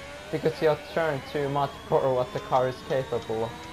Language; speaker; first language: English; non-native, fluent; Finnish